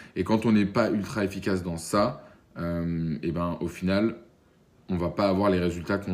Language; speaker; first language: French; native; French